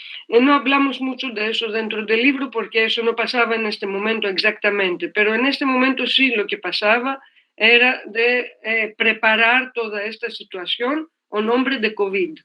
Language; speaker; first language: Spanish; non-native, fluent; Greek